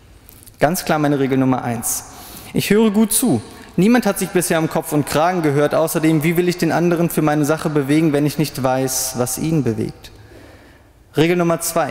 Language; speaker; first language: German; native; German